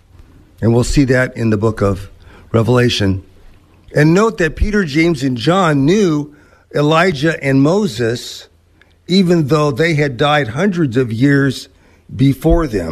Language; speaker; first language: English; native; English